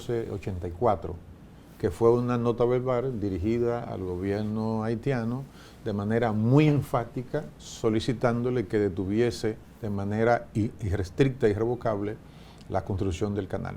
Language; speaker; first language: Spanish; native; Spanish